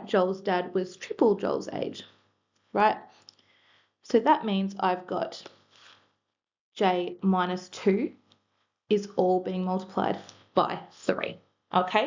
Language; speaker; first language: English; native; English